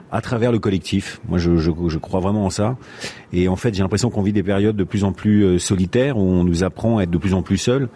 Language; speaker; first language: French; native; French